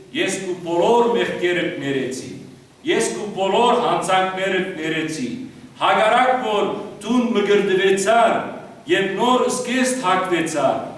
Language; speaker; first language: Armenian; early bilingual, heritage; Armenian